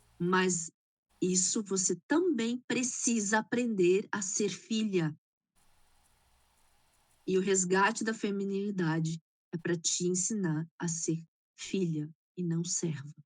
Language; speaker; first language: Portuguese; native; Portuguese